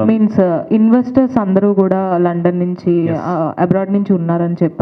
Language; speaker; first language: Telugu; native; Telugu